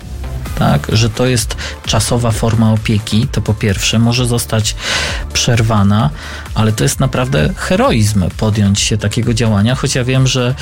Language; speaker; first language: Polish; native; Polish